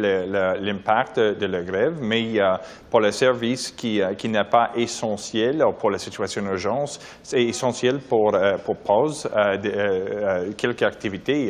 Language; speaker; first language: French; non-native, learner; English